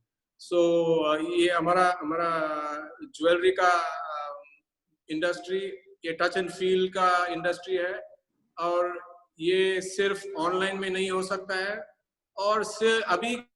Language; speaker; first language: Hindi; non-native, local second language; Tamil